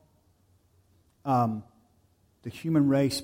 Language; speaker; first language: English; native; English